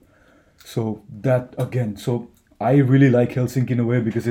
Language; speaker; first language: English; non-native, local second language; Hindi